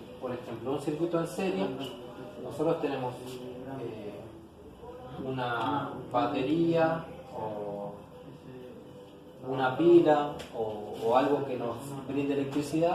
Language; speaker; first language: Spanish; native; Spanish